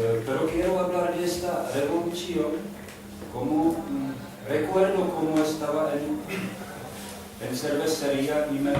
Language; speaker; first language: Spanish; non-native, learner; Czech